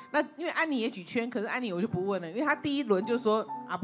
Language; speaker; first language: Chinese; native; Chinese